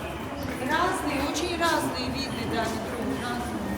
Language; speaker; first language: Russian; native; Russian